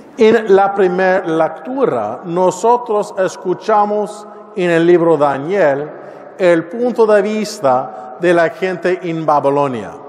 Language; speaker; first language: Spanish; non-native, learner; English